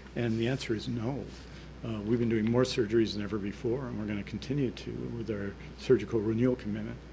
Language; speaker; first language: English; native; English